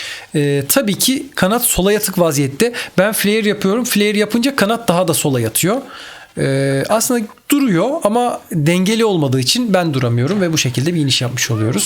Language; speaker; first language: Turkish; native; Turkish